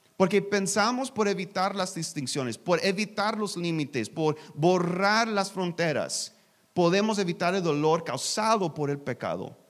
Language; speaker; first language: Spanish; non-native, learner; English